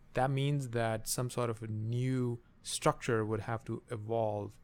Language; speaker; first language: English; non-native, local second language; Urdu